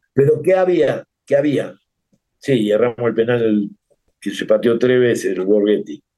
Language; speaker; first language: Spanish; native; Spanish